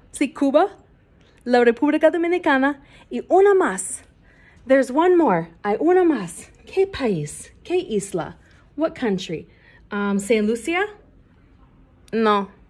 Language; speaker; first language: Spanish; non-native, learner; English